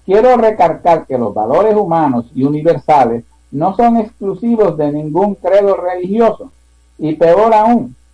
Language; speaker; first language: Spanish; native; Spanish